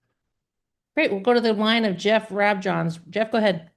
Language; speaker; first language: English; native; English